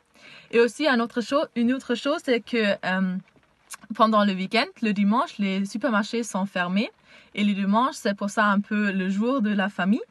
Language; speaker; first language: French; non-native, learner; German